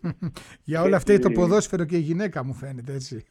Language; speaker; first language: Greek; native; Greek